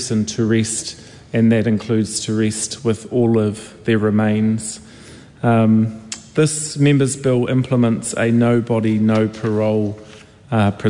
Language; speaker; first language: English; native; English